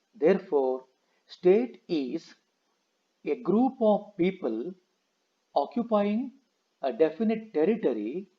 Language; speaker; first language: English; non-native, local second language; Kannada